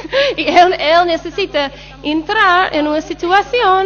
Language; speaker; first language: Spanish; non-native, learner; English